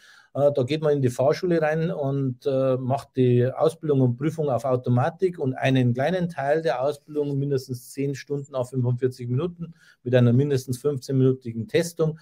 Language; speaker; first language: German; native; German